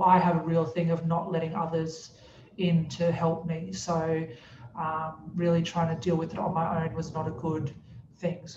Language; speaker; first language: English; native; English